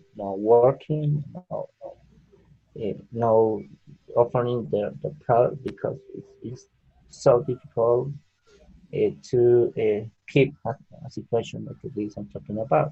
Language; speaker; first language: English; non-native, learner; Spanish